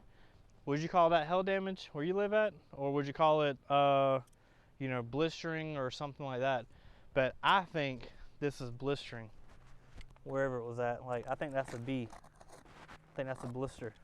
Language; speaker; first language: English; native; English